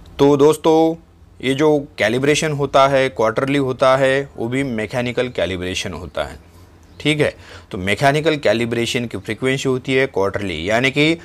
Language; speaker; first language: Hindi; non-native, local second language; Marathi